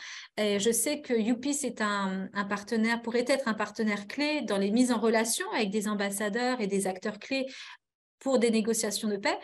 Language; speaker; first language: French; native; French